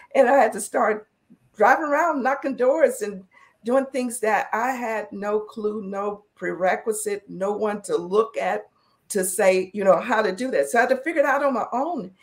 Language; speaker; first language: English; native; English